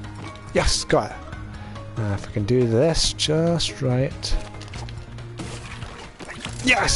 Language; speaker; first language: English; native; English